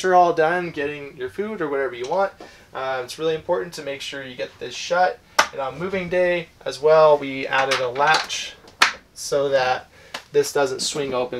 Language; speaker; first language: English; native; English